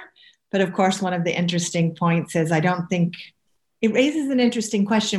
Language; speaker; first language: English; native; English